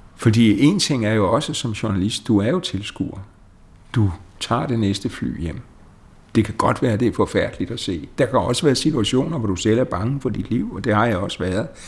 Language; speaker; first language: Danish; native; Danish